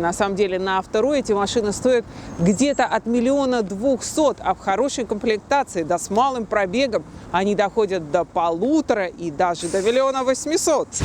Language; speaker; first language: Russian; native; Russian